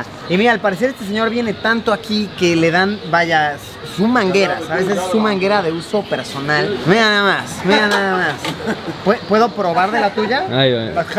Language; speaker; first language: Spanish; native; Spanish